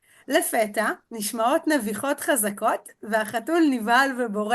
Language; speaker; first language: Hebrew; native; Hebrew